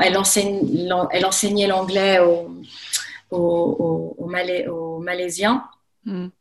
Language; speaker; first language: French; native; French